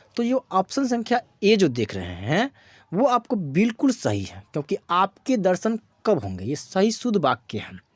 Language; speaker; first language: Hindi; native; Hindi